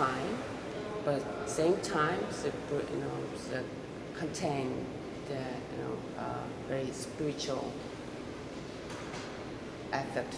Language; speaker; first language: English; non-native, learner; Korean